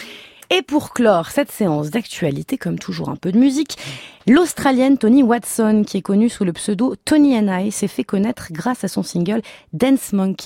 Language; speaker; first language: French; native; French